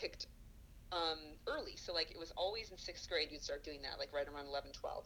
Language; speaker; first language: English; native; English